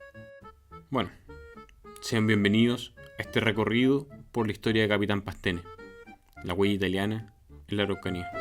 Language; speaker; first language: Spanish; native; Spanish